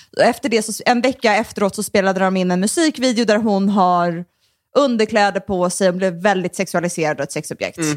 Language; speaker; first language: Swedish; native; Swedish